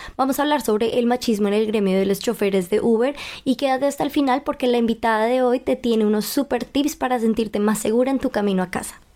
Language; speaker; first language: Spanish; native; Spanish